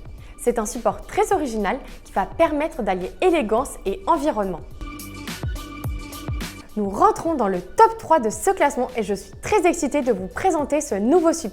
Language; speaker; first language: French; native; French